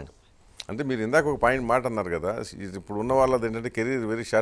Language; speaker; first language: Telugu; native; Telugu